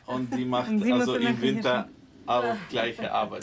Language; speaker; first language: German; non-native, fluent; Serbian